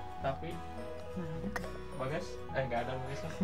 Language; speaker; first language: Indonesian; native; Indonesian